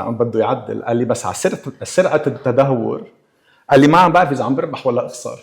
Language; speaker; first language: Arabic; early bilingual, heritage; Arabic